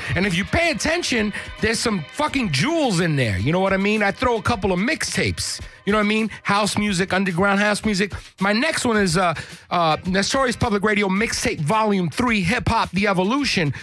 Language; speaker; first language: English; early bilingual, other home language; Spanish